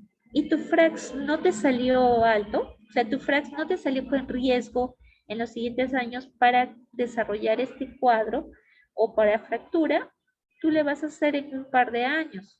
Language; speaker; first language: Spanish; native; Spanish